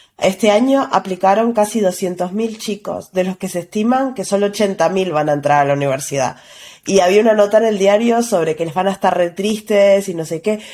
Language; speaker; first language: Spanish; native; Spanish